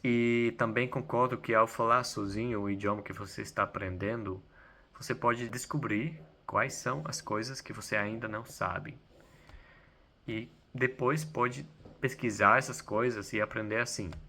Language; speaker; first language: Portuguese; non-native, fluent; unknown